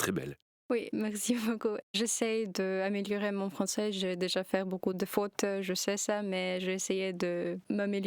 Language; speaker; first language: French; non-native, learner; Ukrainian